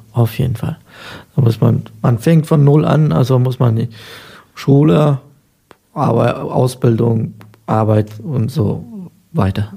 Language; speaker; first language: German; non-native, fluent; Persian